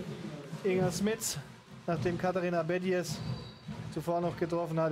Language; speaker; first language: German; native; German